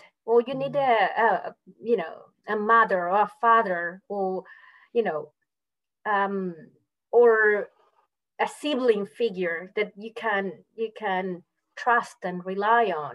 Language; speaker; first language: English; non-native, fluent; Spanish